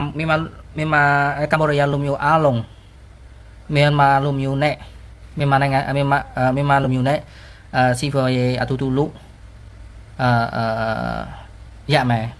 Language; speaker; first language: Burmese; non-native, learner; Khmer